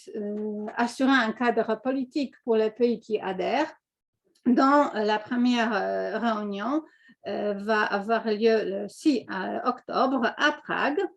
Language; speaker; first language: French; non-native, fluent; Polish